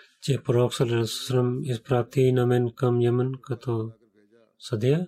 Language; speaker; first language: Bulgarian; non-native, learner; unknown